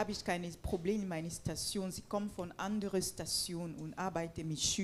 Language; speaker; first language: German; non-native, fluent; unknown